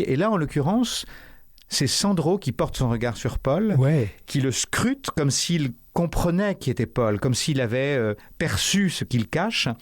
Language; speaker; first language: French; native; French